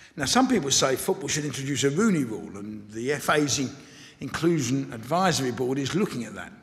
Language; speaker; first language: English; native; English